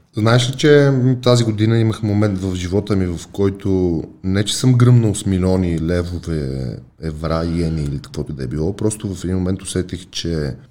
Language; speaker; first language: Bulgarian; native; Bulgarian